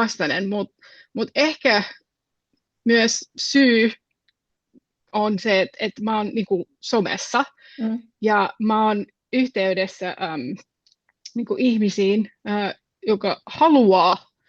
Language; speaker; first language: Finnish; non-native, fluent; English